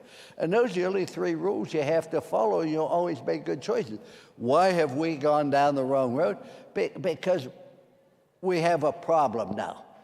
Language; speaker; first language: English; native; English